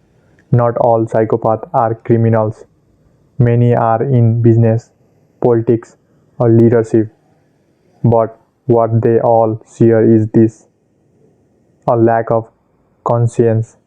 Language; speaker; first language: English; non-native, fluent; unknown